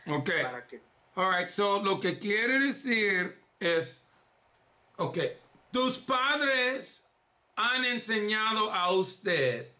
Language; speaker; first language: Spanish; early bilingual, heritage; English